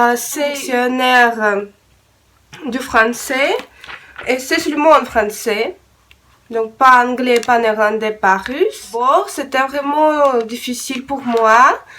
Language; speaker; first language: French; non-native, learner; Russian